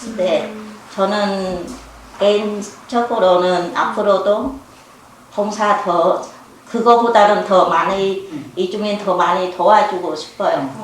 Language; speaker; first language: Korean; non-native, learner; Vietnamese